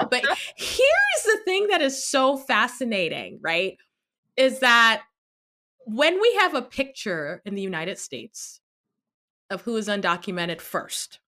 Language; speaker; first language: English; early bilingual, other home language; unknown